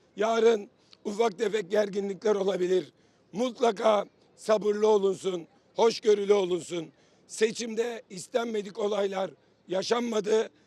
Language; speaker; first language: Turkish; native; Turkish